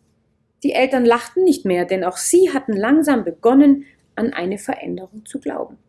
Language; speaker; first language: German; native; German